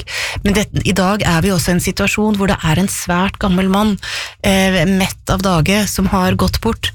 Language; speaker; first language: Norwegian; native; Norwegian